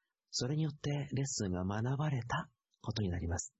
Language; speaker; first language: Japanese; native; Japanese